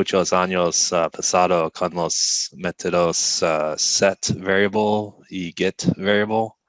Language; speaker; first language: Spanish; non-native, learner; English